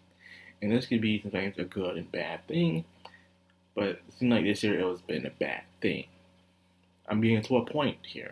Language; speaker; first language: English; native; English